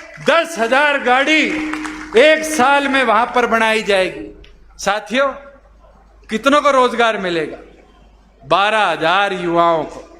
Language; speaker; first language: Hindi; native; Hindi